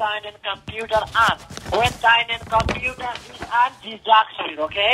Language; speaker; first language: German; non-native, learner; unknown